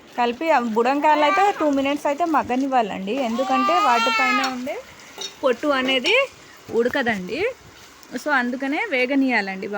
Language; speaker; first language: Telugu; non-native, local second language; Lambadi